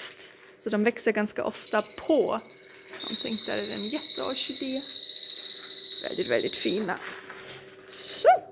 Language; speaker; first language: Swedish; non-native, fluent; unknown